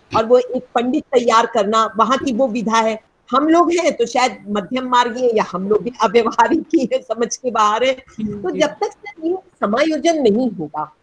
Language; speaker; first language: Hindi; native; Hindi